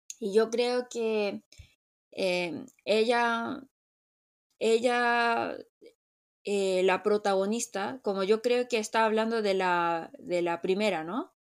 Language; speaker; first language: Spanish; non-native, fluent; Korean